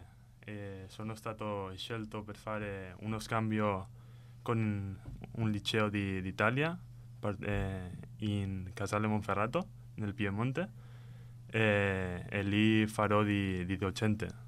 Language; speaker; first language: Italian; non-native, learner; Spanish